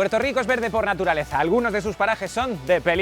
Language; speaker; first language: Spanish; native; Spanish